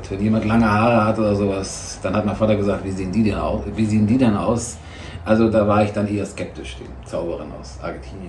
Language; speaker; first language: German; native; German